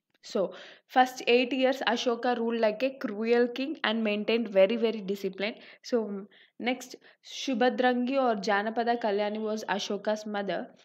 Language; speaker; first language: English; non-native, local second language; Telugu